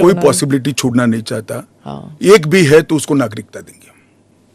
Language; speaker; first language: Hindi; non-native, local second language; Gujarati